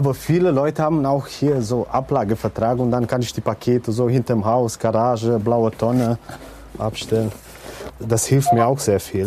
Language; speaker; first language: German; non-native, learner; Romanian